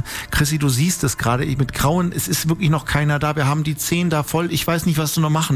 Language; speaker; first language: German; native; German